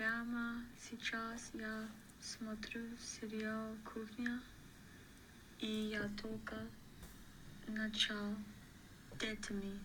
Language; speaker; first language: Russian; non-native, learner; English